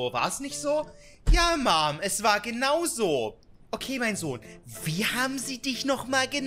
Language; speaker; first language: German; native; German